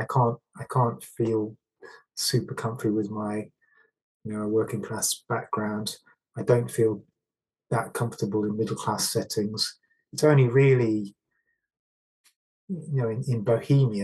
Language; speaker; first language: English; native; English